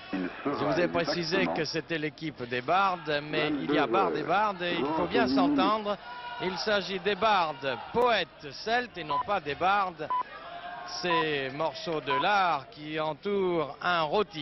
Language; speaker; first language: French; native; French